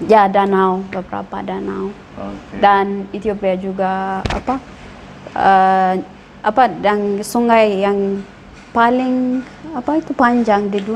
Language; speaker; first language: Indonesian; non-native, learner; Amharic